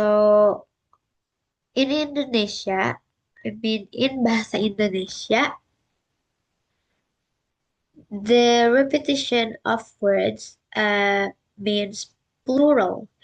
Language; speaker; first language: English; non-native, learner; Indonesian